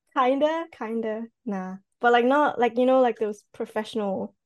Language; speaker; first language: English; non-native, fluent; Cantonese